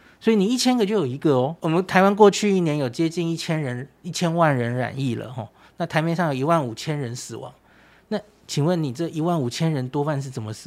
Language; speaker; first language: Chinese; native; Chinese